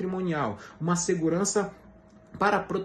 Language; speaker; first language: Portuguese; native; Portuguese